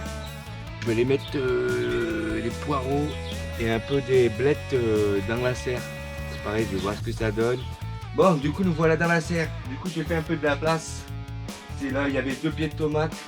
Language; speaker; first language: French; native; French